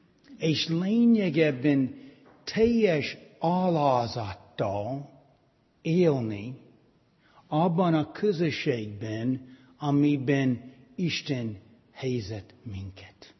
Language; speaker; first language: Hungarian; non-native, fluent; English